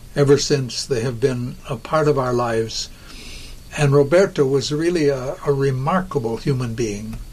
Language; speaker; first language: English; native; English